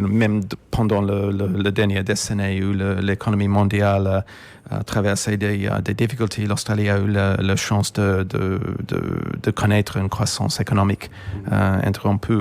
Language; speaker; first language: French; non-native, fluent; English